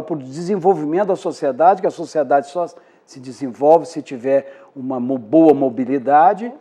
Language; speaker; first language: Portuguese; native; Portuguese